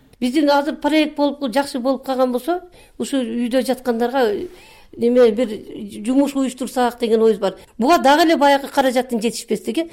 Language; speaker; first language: Kyrgyz; native; Kyrgyz